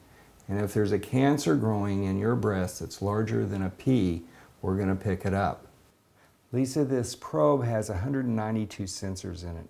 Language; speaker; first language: English; native; English